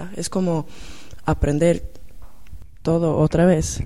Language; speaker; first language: Spanish; non-native, learner; Swedish